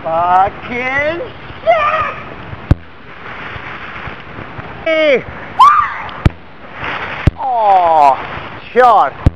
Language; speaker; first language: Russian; early bilingual, heritage; Russian